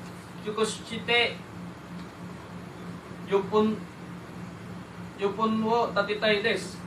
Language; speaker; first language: Japanese; non-native, learner; Iloko